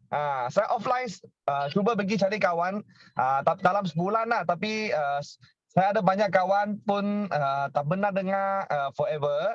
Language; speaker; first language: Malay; non-native, local second language; Chinese